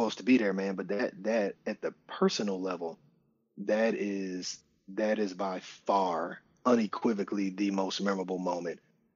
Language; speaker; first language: English; native; English